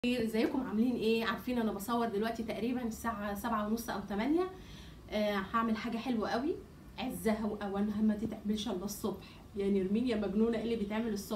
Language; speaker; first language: Arabic; native; Arabic